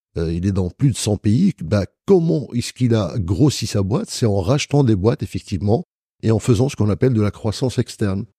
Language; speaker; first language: French; non-native, local second language; Arabic